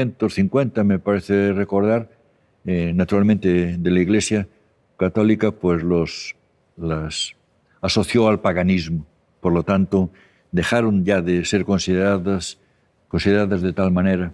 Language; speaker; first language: Spanish; native; Spanish